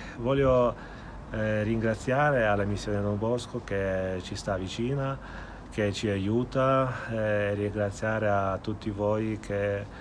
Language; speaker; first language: Italian; non-native, fluent; Ukrainian